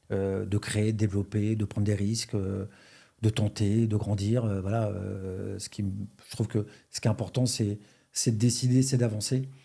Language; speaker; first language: French; native; French